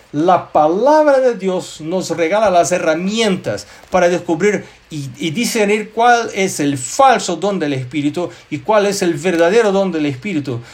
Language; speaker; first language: Spanish; non-native, fluent; Portuguese